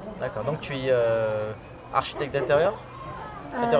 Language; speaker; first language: French; native; French